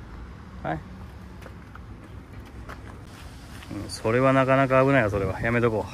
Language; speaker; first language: Japanese; native; Japanese